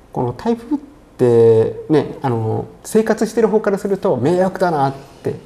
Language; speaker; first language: Japanese; native; Japanese